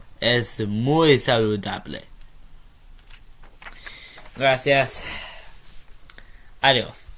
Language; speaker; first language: Spanish; non-native, learner; English